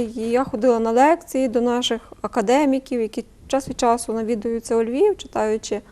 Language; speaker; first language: Ukrainian; native; Ukrainian